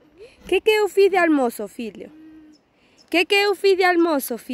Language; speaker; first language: Portuguese; non-native, fluent; Spanish